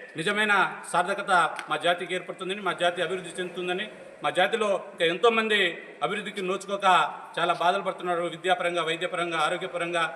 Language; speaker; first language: Telugu; non-native, local second language; Lambadi